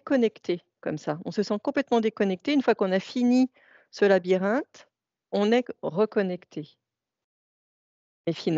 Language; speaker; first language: French; native; French